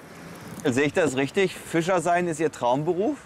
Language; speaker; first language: German; native; German